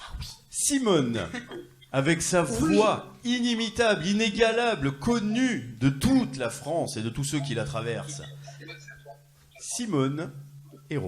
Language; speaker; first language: French; native; French